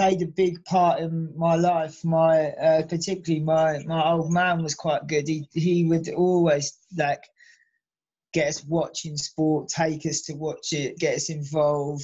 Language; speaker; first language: English; native; English